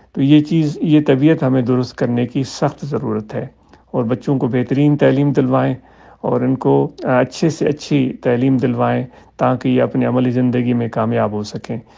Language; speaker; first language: Urdu; non-native, local second language; Sindhi